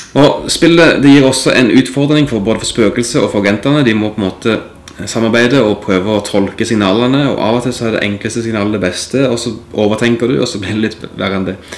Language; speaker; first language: Norwegian; native; Norwegian